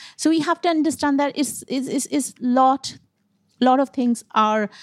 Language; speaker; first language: English; non-native, local second language; Punjabi